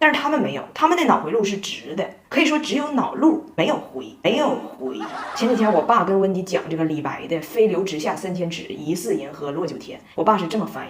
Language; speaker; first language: Chinese; native; Chinese